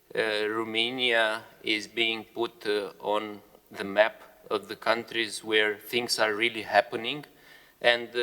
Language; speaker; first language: English; non-native, fluent; Romanian